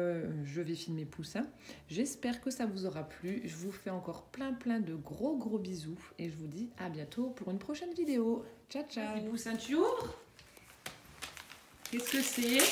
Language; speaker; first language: French; native; French